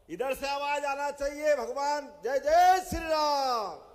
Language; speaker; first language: Hindi; native; Hindi